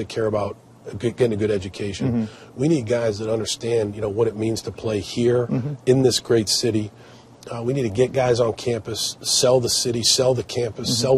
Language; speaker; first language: English; native; English